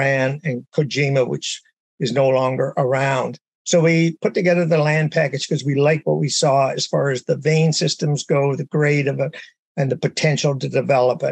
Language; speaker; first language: English; native; English